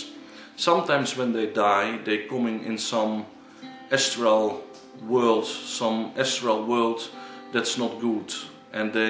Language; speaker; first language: English; non-native, learner; Dutch